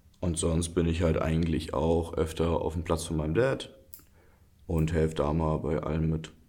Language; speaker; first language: German; early bilingual, other home language; Russian